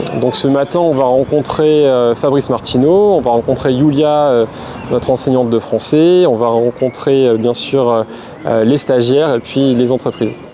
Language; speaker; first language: French; native; French